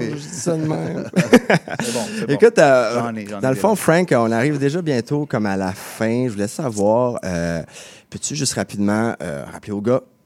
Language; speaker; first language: French; native; French